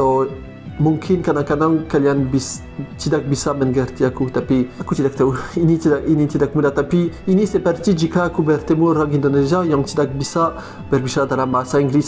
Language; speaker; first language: Indonesian; non-native, learner; French